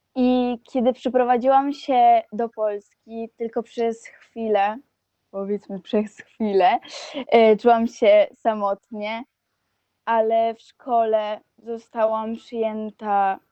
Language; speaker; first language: Polish; non-native, fluent; Italian